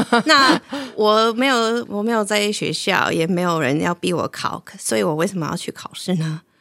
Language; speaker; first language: Chinese; non-native, fluent; English